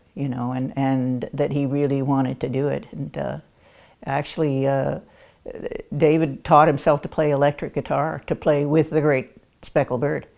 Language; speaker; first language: English; native; English